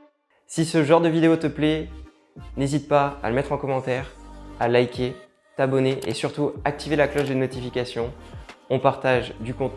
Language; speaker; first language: French; native; French